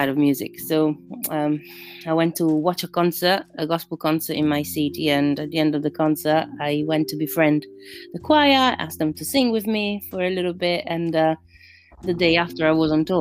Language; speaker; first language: English; non-native, fluent; Italian